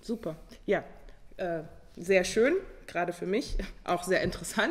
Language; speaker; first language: German; native; German